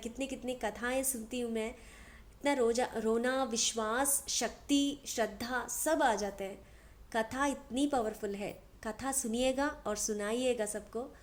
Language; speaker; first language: Hindi; non-native, local second language; Telugu